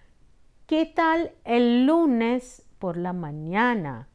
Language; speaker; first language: Spanish; non-native, fluent; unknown